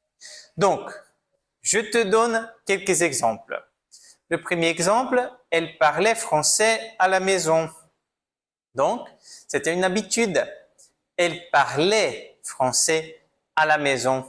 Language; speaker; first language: French; non-native, fluent; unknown